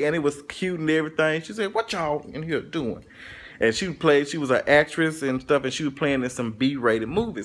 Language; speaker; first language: English; native; English